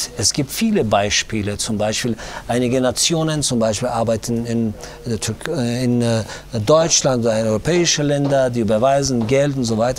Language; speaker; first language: German; non-native, learner; Tajik